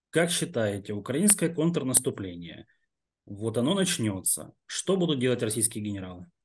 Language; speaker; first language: Russian; non-native, local second language; Ukrainian